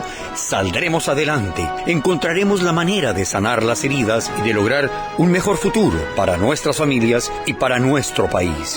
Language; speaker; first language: Spanish; native; Spanish